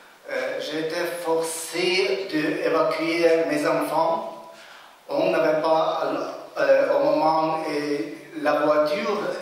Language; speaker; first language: French; non-native, fluent; Ukrainian